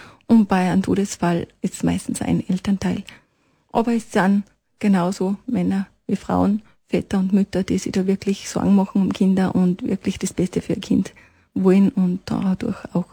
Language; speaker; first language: German; native; German